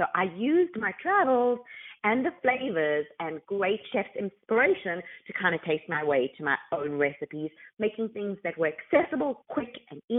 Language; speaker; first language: English; native; English